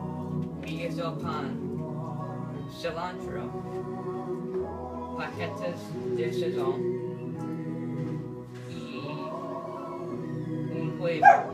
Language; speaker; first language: Spanish; non-native, learner; English